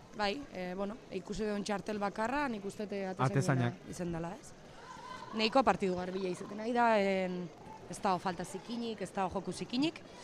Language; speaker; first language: Basque; native; Basque